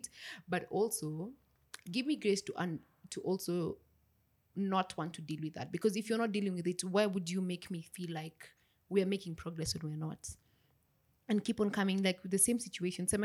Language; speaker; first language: English; non-native, local second language; Swahili